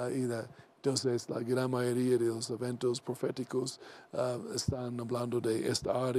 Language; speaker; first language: Spanish; non-native, learner; English